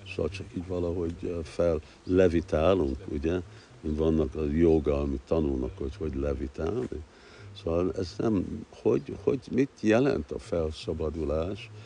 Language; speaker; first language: Hungarian; early bilingual, heritage; Hungarian